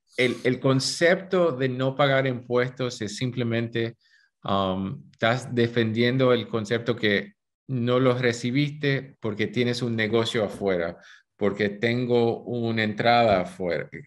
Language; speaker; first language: Spanish; early bilingual, heritage; Spanish